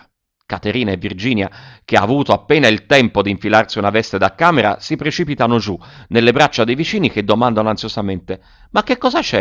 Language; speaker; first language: Italian; native; Italian